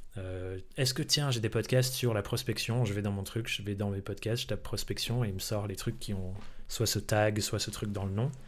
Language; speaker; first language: French; early bilingual, other home language; English